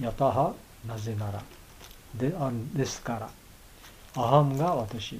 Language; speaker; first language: Japanese; non-native, learner; Bangla